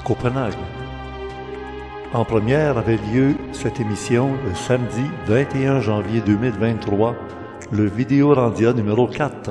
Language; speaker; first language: French; native; French